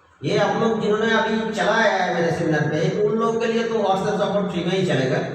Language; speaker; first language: Hindi; non-native, local second language; Bangla